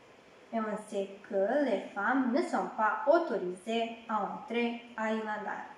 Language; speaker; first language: French; non-native, learner; Serbian